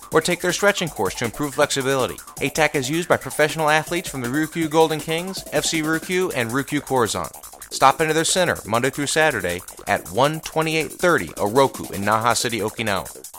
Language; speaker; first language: English; native; English